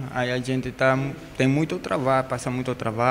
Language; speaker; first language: Portuguese; non-native, learner; Spanish